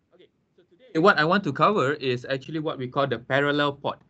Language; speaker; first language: English; non-native, local second language; Malay